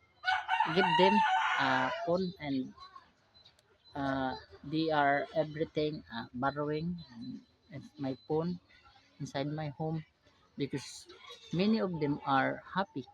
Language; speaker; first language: English; non-native, learner; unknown